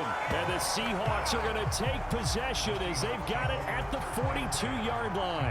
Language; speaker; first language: English; native; English